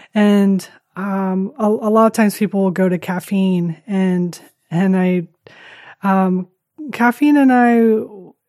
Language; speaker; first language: English; early bilingual, other home language; Chinese